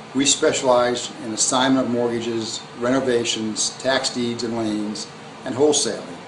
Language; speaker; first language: English; native; English